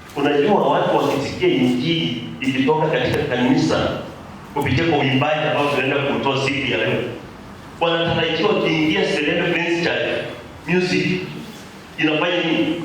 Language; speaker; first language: Swahili; native; Swahili